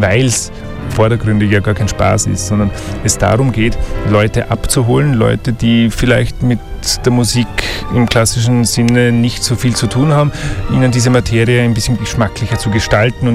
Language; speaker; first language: German; native; German